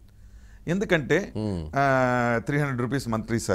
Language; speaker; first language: Telugu; non-native, learner; Tamil